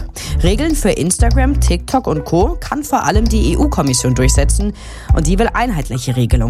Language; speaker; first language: German; native; German